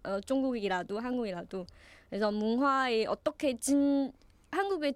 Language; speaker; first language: Korean; non-native, learner; Chinese